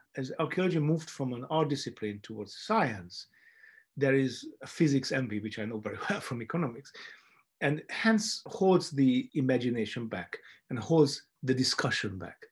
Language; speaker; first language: English; non-native, fluent; Hungarian